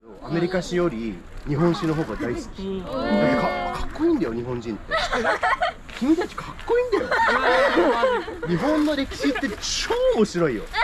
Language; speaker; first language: Japanese; early bilingual, other home language; English